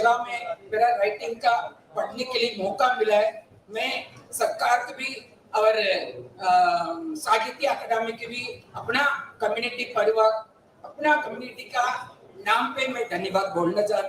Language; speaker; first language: Hindi; non-native, local second language; Tamil